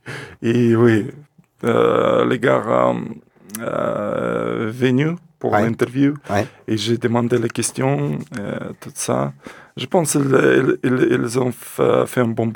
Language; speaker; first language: French; non-native, learner; Russian